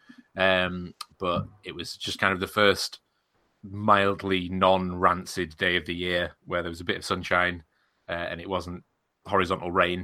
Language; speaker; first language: English; native; English